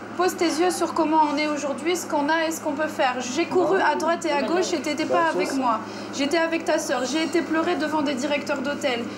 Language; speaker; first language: French; early bilingual, other home language; Arabic